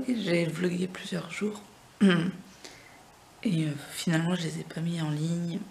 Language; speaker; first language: French; native; French